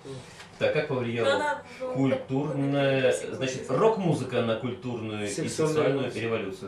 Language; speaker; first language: Russian; native; Russian